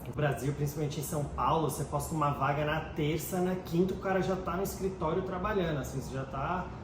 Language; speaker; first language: Portuguese; native; Portuguese